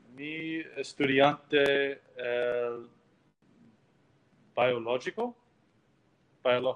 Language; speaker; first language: Spanish; non-native, learner; English